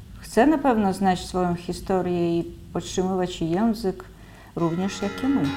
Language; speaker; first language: Polish; early bilingual, heritage; Polish